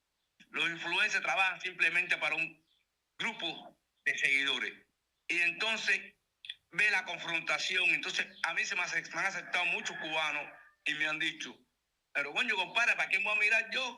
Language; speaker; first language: Spanish; native; Spanish